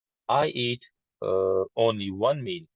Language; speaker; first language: English; non-native, learner; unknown